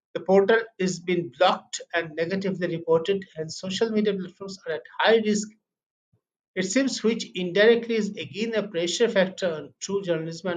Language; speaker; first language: English; non-native, local second language; Bangla